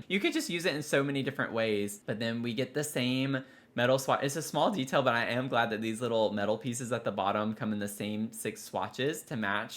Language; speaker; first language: English; native; English